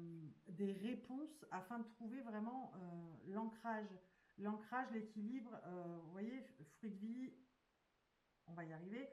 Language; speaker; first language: French; native; French